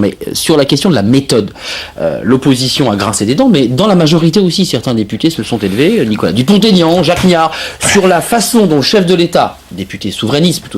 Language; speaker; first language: French; native; French